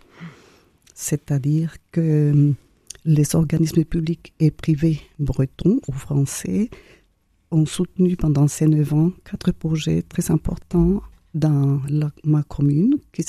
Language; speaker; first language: French; non-native, fluent; Spanish